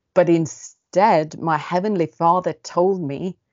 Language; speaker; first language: English; early bilingual, other home language; Estonian